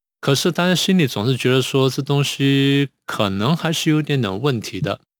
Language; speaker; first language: Chinese; native; Chinese